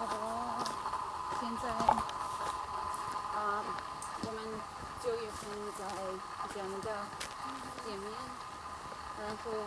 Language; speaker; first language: Chinese; non-native, fluent; Spanish